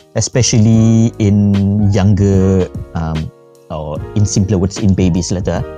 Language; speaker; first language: English; non-native, fluent; Malay